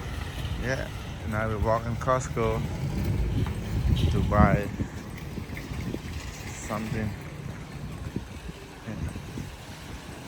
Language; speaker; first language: English; non-native, learner; Khmer